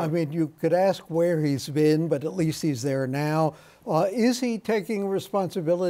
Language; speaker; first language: English; native; English